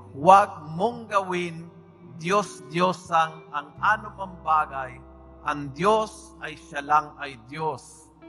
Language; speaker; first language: Filipino; non-native, fluent; Spanish